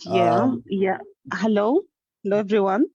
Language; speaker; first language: English; non-native, fluent; Arabic